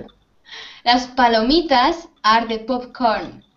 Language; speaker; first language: Spanish; native; Spanish